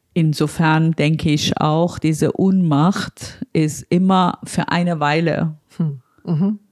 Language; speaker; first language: German; non-native, fluent; Persian